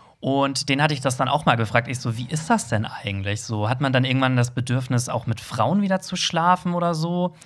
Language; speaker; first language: German; native; German